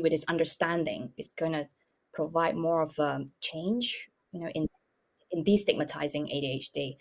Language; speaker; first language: English; non-native, local second language; Cantonese